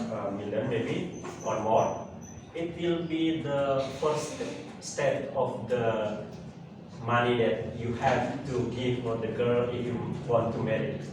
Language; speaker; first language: English; non-native, learner; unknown